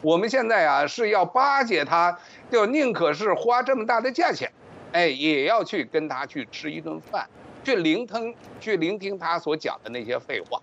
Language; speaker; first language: Chinese; native; Chinese